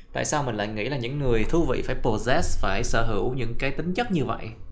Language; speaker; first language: Vietnamese; native; Vietnamese